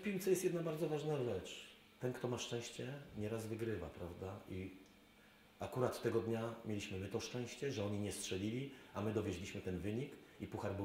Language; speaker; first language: Polish; native; Polish